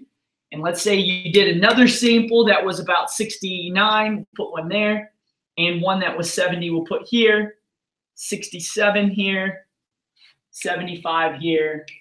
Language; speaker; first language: English; native; English